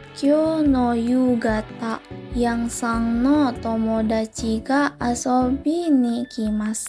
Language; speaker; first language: Japanese; non-native, learner; Indonesian